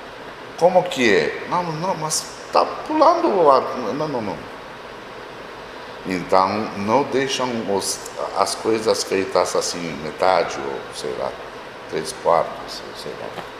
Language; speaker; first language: Portuguese; non-native, fluent; Romanian